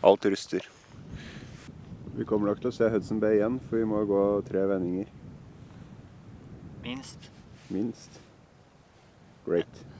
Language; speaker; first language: Norwegian; native; Norwegian